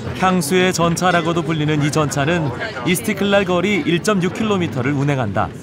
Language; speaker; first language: Korean; native; Korean